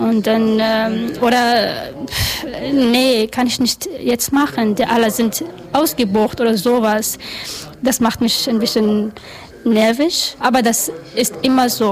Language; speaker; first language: German; non-native, learner; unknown